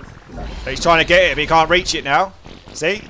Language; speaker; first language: English; native; English